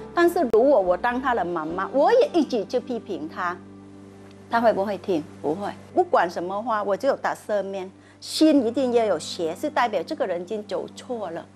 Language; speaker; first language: Chinese; non-native, learner; Vietnamese